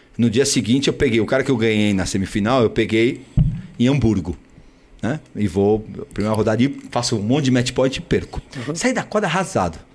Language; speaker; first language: Portuguese; early bilingual, other home language; Spanish